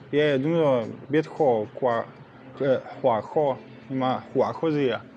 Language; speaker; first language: Vietnamese; non-native, fluent; Polish